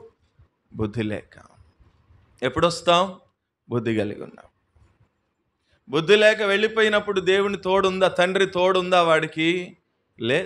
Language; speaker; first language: Telugu; native; Telugu